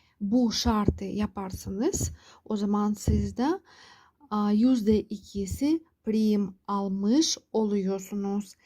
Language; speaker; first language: Turkish; non-native, fluent; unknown